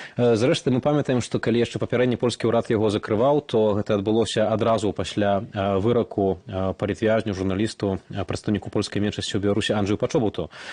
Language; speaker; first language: Belarusian; native; Belarusian